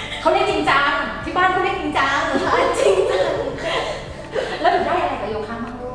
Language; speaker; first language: Thai; native; Thai